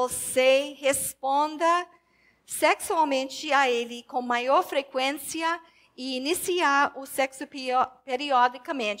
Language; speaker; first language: Portuguese; non-native, fluent; English